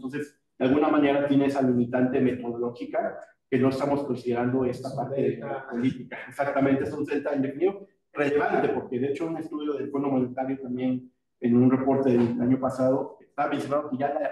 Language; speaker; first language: Spanish; native; Spanish